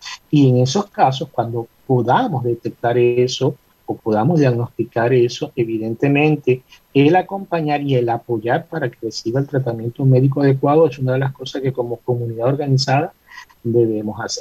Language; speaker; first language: Spanish; native; Spanish